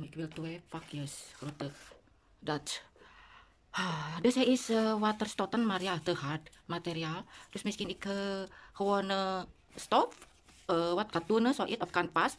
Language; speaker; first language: Dutch; non-native, learner; Indonesian